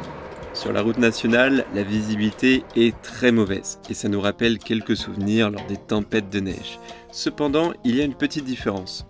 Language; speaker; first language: French; native; French